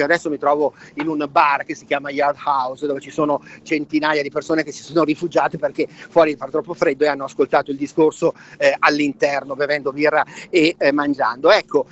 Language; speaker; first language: Italian; native; Italian